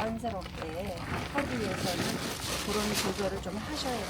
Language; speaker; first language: Korean; native; Korean